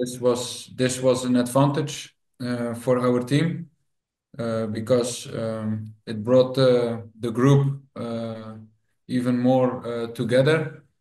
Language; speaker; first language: English; non-native, fluent; Dutch